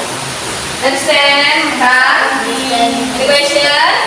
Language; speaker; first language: English; non-native, learner; Indonesian